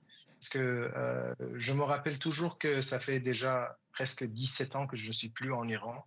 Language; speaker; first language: French; non-native, fluent; Persian